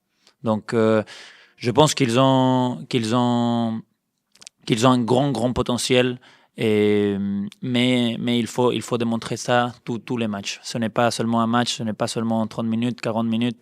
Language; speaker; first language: French; non-native, fluent; Spanish